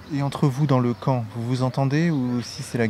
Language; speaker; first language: French; native; French